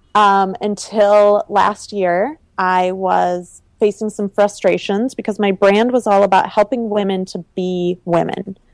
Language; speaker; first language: English; native; English